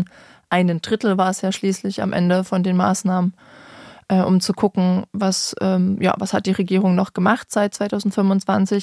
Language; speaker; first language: German; native; German